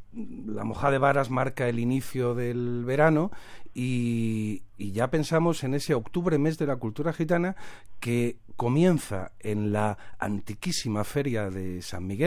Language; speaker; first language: Spanish; native; Spanish